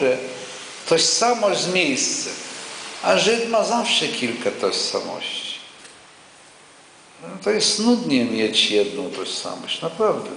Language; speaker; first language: Polish; non-native, local second language; Yiddish